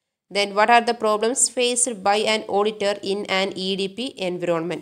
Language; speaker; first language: English; non-native, local second language; Malayalam